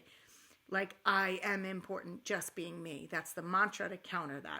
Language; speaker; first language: English; native; English